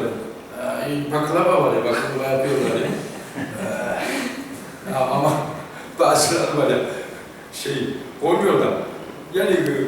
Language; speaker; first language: Turkish; non-native, fluent; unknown